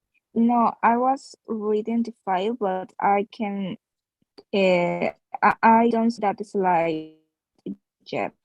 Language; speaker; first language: English; non-native, learner; Spanish